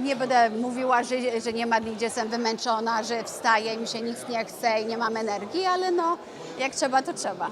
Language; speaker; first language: Polish; early bilingual, heritage; Polish